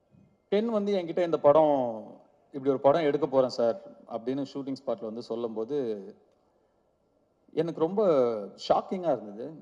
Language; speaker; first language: Tamil; native; Tamil